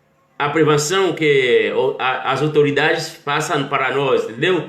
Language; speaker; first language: Portuguese; non-native, learner; Haitian Creole